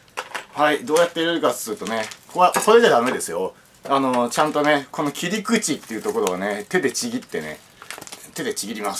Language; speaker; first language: Japanese; native; Japanese